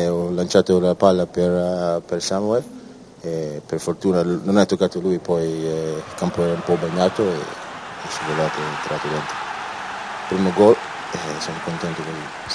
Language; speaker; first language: Italian; non-native, learner; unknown